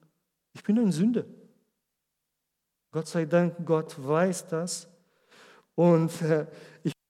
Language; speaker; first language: German; non-native, learner; Portuguese